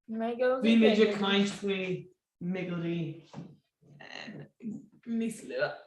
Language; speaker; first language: Irish; non-native, local second language; English